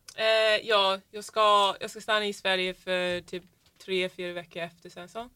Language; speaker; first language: Swedish; non-native, learner; English